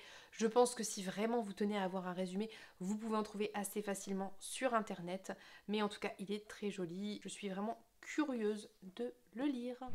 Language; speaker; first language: French; native; French